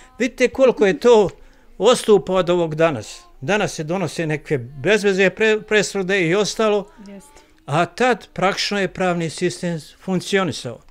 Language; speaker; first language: Croatian; native; Croatian